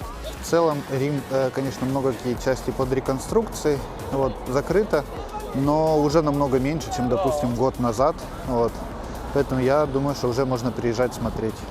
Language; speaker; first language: Russian; native; Russian